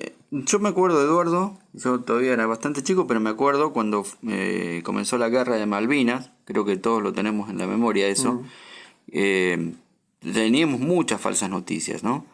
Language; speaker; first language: Spanish; native; Spanish